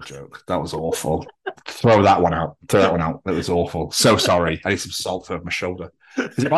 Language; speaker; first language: English; native; English